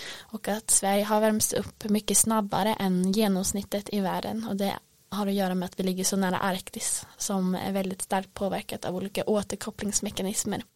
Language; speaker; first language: Swedish; native; Swedish